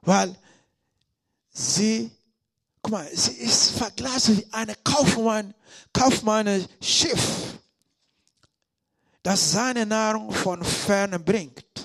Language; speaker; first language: German; non-native, learner; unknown